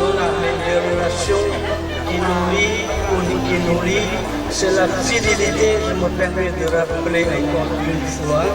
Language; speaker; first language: French; non-native, local second language; Lao